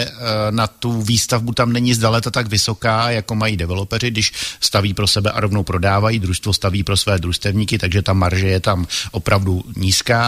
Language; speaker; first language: Czech; native; Czech